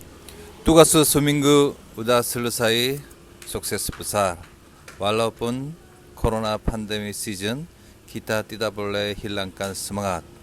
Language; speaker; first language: Indonesian; non-native, learner; Korean